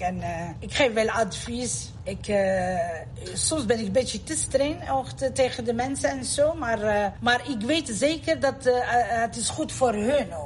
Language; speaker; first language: Dutch; non-native, learner; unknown